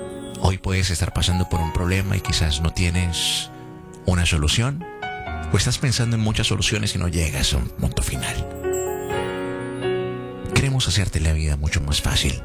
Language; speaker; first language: Spanish; native; Spanish